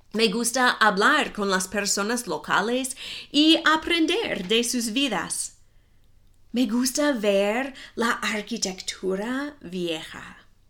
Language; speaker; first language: Spanish; non-native, fluent; English